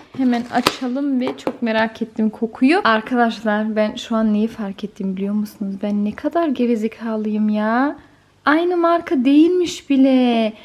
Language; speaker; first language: Turkish; early bilingual, heritage; Turkish